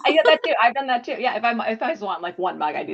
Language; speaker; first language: English; native; English